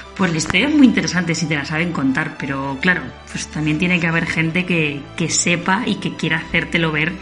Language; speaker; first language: Spanish; native; Spanish